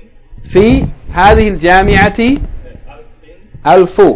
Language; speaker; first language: Arabic; non-native, fluent; English